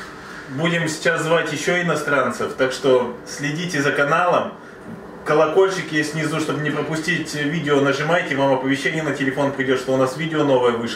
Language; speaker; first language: Russian; native; Russian